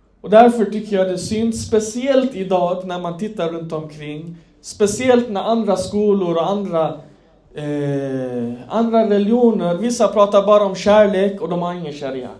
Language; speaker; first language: Swedish; non-native, fluent; Persian